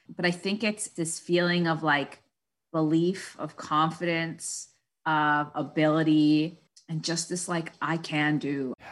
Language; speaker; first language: English; non-native, fluent; Spanish